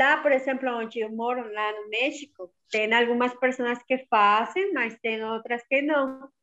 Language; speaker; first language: Portuguese; non-native, learner; Spanish